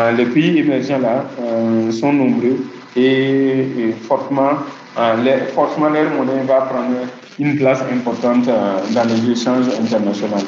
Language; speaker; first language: French; non-native, local second language; Mossi